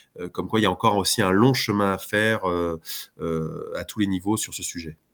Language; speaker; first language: French; native; French